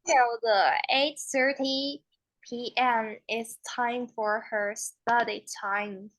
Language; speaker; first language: English; non-native, learner; Chinese